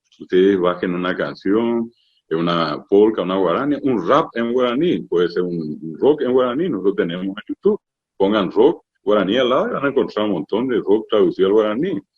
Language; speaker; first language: Spanish; non-native, local second language; Guarani